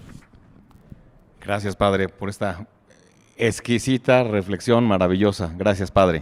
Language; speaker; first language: Spanish; native; Spanish